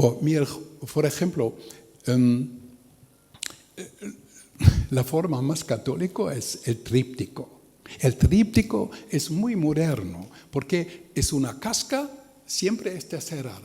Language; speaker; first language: Spanish; non-native, learner; German